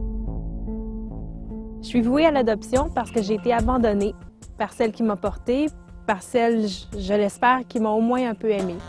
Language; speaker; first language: French; native; French